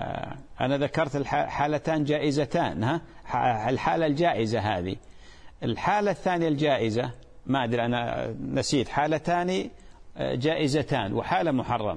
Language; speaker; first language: Arabic; native; Arabic